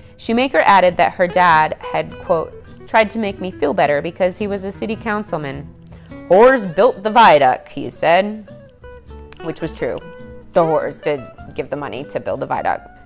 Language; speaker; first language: English; native; English